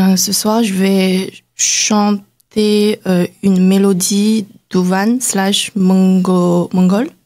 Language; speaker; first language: French; non-native, fluent; Chinese